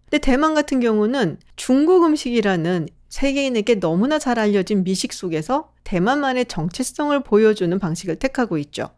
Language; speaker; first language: Korean; native; Korean